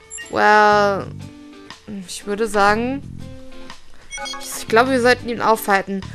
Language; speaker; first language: German; native; German